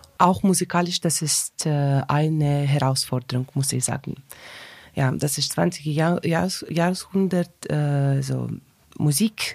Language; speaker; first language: German; non-native, learner; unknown